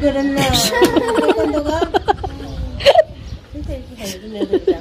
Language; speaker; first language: Korean; native; Korean